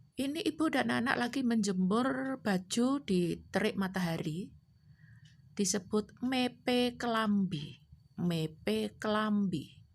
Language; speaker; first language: Indonesian; non-native, local second language; Javanese